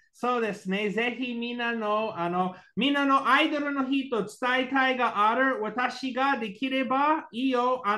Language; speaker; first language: Japanese; non-native, learner; English